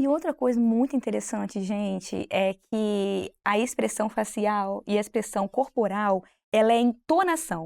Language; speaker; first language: Portuguese; native; Portuguese